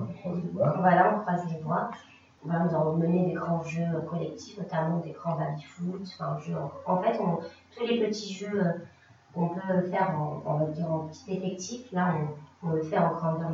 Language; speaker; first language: French; native; French